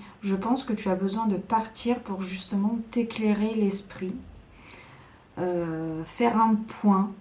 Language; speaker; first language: French; native; French